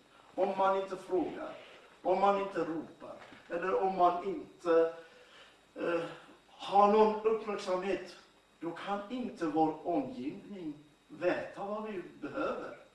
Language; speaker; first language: Swedish; non-native, fluent; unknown